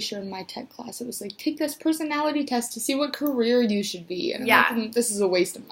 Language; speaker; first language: English; native; English